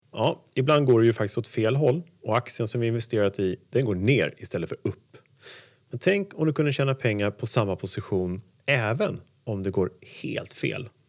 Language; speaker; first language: Swedish; native; Swedish